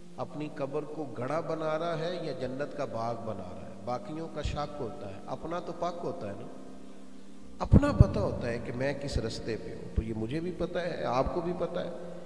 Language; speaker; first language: Urdu; non-native, local second language; Punjabi